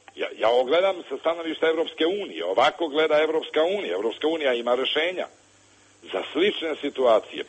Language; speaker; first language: Serbian; native; Serbian